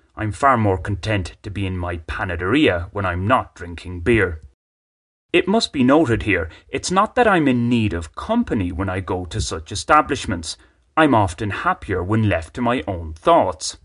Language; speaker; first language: English; native; English